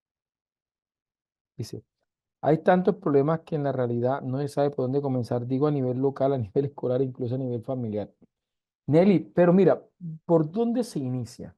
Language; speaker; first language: Spanish; native; Spanish